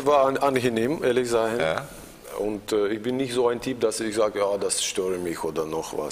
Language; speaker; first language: German; non-native, learner; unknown